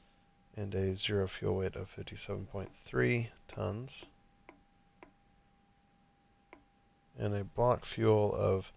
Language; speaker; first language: English; native; English